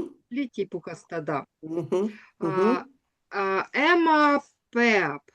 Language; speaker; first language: Estonian; non-native, learner; Russian